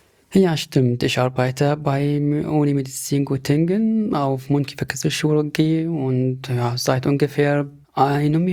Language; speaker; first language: German; non-native, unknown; Arabic